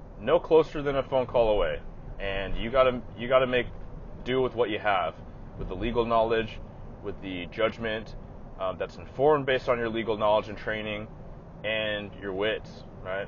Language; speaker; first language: English; native; English